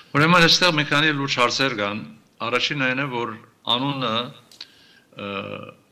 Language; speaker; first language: Armenian; early bilingual, heritage; Armenian